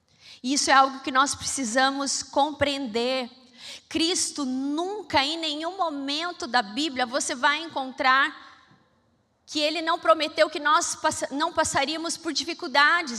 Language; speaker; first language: Portuguese; native; Portuguese